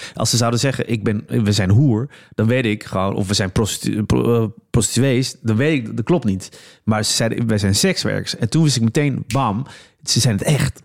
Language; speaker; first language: Dutch; early bilingual, other home language; Polish